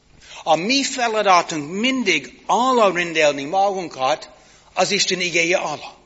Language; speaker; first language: Hungarian; non-native, fluent; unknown